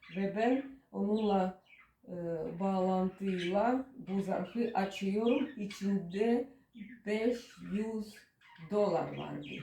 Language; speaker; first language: Turkish; non-native, learner; Russian